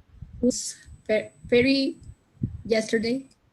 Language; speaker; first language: English; non-native, learner; Spanish